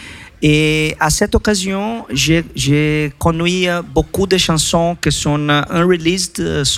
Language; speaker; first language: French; non-native, learner; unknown